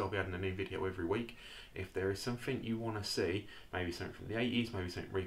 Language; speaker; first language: English; native; English